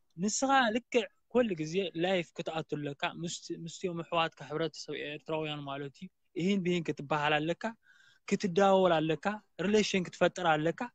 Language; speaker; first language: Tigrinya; native; Tigrinya